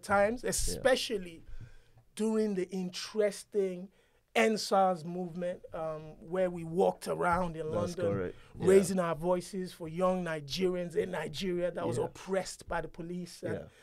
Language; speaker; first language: English; non-native, local second language; Yoruba